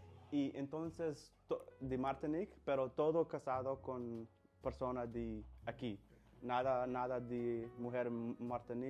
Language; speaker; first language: Spanish; non-native, learner; English